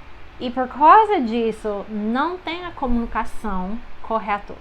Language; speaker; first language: Portuguese; non-native, fluent; English